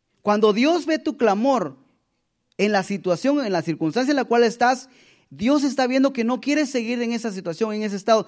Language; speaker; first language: Spanish; native; Spanish